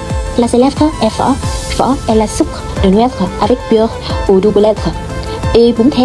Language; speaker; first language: French; non-native, learner; Vietnamese